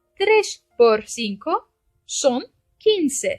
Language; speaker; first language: Spanish; non-native, fluent; Turkish